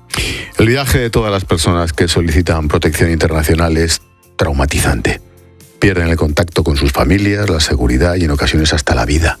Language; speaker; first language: Spanish; native; Spanish